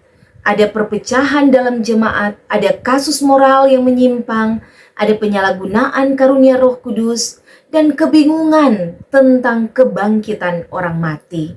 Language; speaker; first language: Indonesian; native; Indonesian